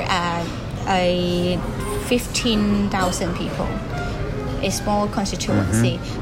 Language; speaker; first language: English; non-native, local second language; Cantonese